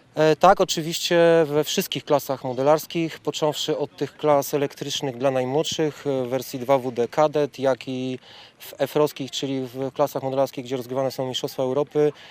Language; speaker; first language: Polish; native; Polish